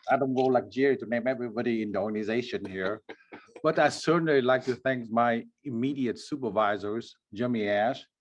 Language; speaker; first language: English; non-native, fluent; Vietnamese